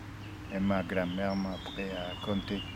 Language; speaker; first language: French; non-native, fluent; Serbian